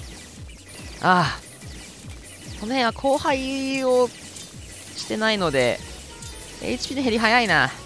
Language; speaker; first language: Japanese; native; Japanese